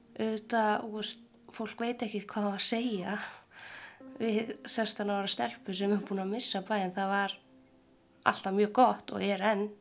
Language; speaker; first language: Icelandic; native; Icelandic